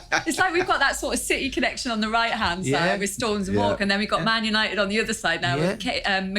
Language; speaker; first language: English; native; English